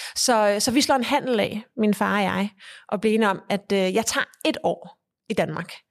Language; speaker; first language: Danish; early bilingual, heritage; Danish